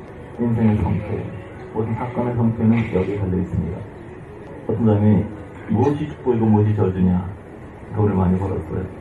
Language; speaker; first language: Korean; native; Korean